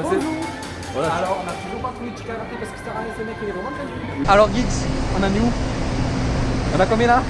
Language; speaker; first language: French; native; French